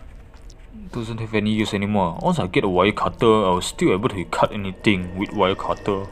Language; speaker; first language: English; non-native, fluent; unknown